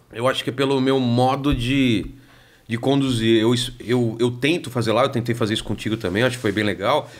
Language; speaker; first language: Portuguese; native; Portuguese